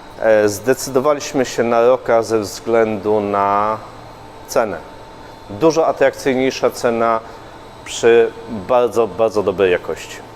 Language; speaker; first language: Polish; native; Polish